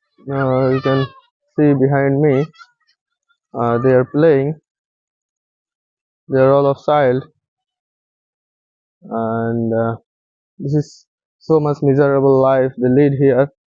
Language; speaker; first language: English; non-native, local second language; Bangla